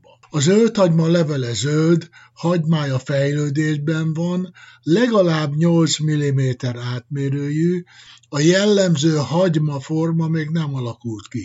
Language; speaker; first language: Hungarian; native; Hungarian